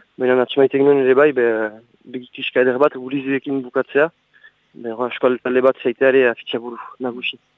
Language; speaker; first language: Basque; native; Basque